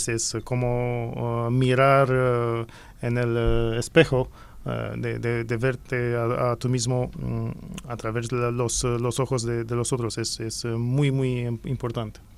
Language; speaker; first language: Spanish; non-native, fluent; Romanian